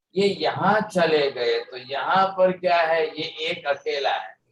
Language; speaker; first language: Hindi; non-native, local second language; Gujarati